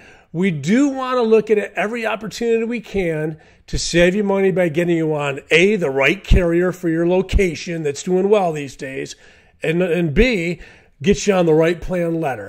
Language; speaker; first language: English; native; English